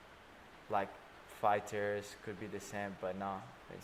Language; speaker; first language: English; non-native, fluent; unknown